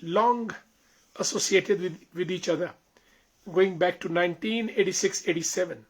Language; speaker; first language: English; non-native, local second language; Hindi